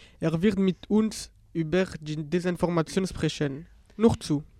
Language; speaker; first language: German; non-native, learner; French